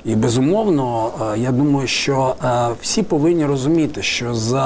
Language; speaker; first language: Ukrainian; native; Ukrainian